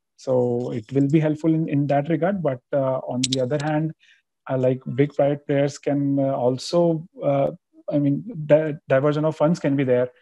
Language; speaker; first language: English; non-native, local second language; Hindi